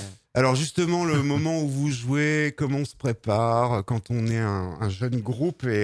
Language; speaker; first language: French; native; French